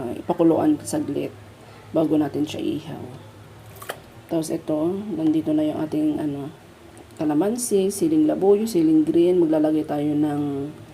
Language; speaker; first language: Filipino; non-native, local second language; Iloko